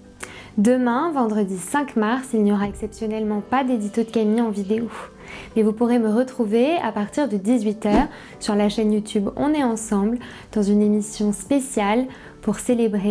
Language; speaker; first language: French; native; French